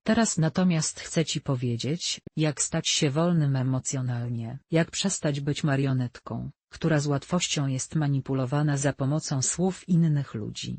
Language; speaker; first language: Polish; native; Polish